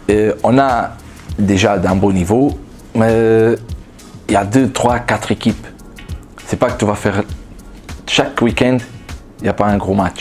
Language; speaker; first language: French; non-native, fluent; Portuguese